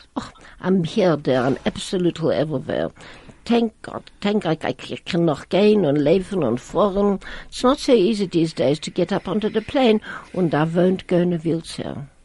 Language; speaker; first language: English; non-native, fluent; Latvian